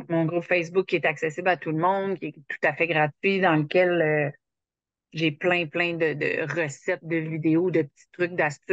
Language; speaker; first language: French; native; French